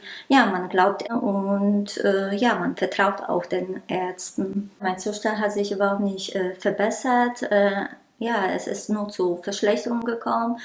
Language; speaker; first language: German; non-native, local second language; Polish